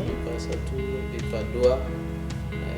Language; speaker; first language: Indonesian; non-native, learner; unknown